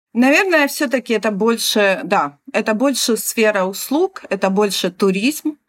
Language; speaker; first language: Russian; non-native, local second language; Georgian